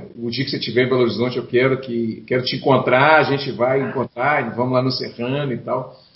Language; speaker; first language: Portuguese; native; Portuguese